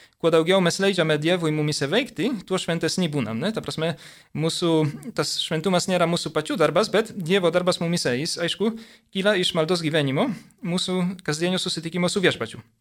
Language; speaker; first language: Lithuanian; early bilingual, heritage; Lithuanian